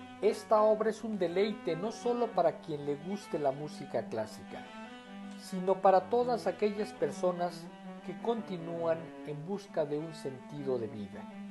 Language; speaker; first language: Spanish; native; Spanish